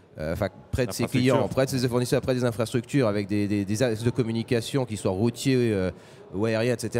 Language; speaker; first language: French; native; French